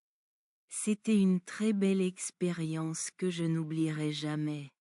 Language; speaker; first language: French; non-native, learner; Bangla